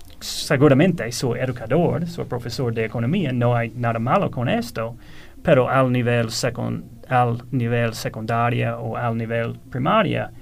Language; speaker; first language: Spanish; non-native, fluent; English